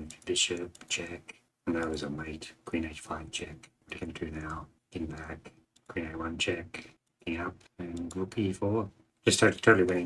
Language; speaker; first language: English; native; English